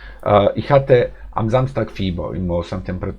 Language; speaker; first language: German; non-native, fluent; Bosnian